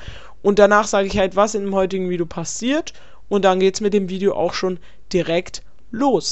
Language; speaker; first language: German; native; German